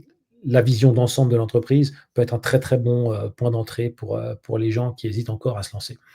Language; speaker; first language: French; native; French